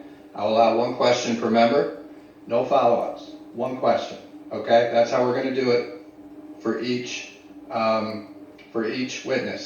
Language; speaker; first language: English; native; English